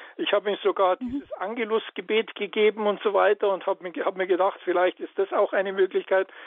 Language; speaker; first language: German; native; German